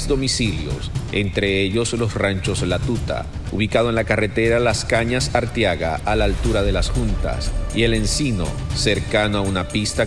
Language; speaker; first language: Spanish; native; Spanish